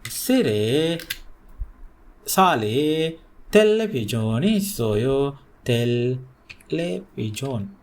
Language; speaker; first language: Korean; non-native, fluent; Sinhala